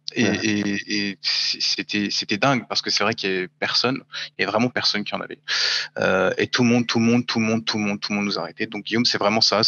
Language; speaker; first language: French; native; French